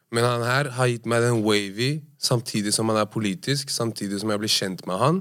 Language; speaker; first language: Norwegian; early bilingual, other home language; Arabic